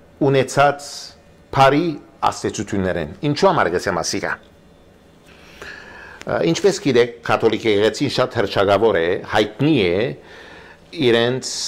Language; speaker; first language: Armenian; early bilingual, heritage; Armenian